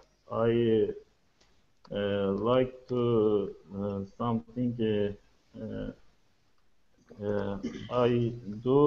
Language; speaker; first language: English; non-native, learner; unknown